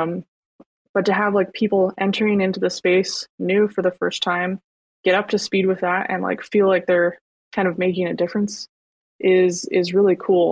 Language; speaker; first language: English; native; English